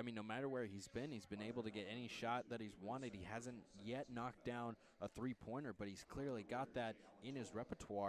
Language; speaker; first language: English; native; English